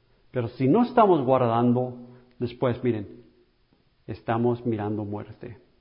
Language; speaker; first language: Spanish; non-native, fluent; English